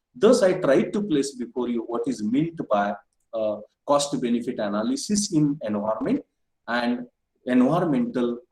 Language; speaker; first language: English; non-native, local second language; Marathi